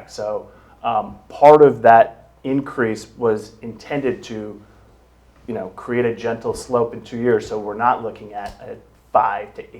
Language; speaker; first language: English; native; English